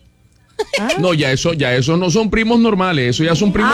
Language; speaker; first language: Spanish; native; Spanish